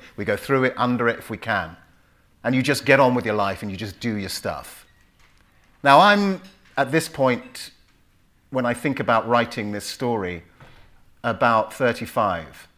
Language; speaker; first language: English; native; English